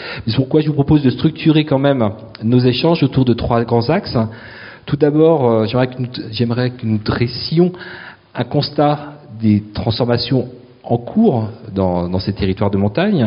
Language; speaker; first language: French; native; French